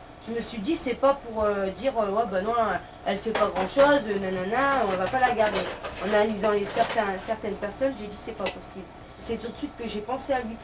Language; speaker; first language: French; native; French